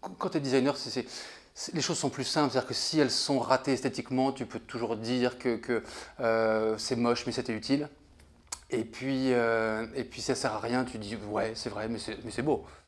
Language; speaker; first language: French; native; French